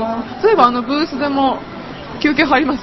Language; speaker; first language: Japanese; native; Japanese